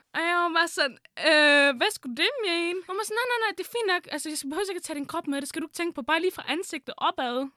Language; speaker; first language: Danish; early bilingual, other home language; Arabic